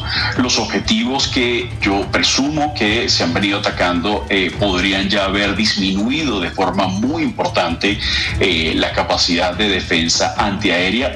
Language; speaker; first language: Spanish; native; Spanish